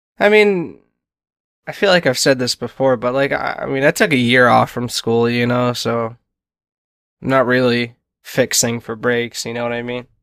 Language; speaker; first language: English; native; English